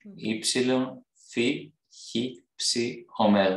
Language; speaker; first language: French; non-native, fluent; Greek